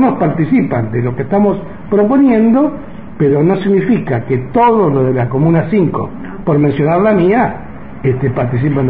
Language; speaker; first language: Spanish; native; Spanish